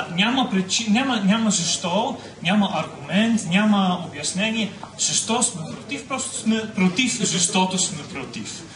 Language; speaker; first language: Bulgarian; non-native, fluent; Dutch